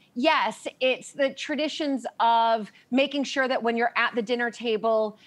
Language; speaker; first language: English; native; English